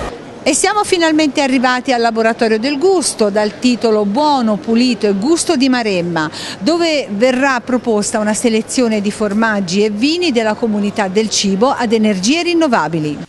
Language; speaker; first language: Italian; native; Italian